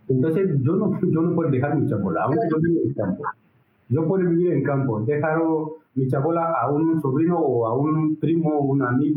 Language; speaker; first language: Spanish; non-native, learner; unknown